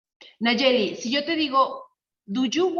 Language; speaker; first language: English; non-native, learner; Spanish